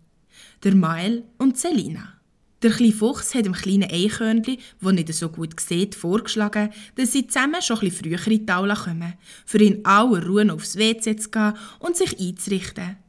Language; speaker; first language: German; native; German